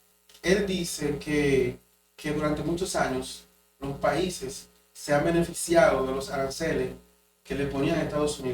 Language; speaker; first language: Spanish; native; Spanish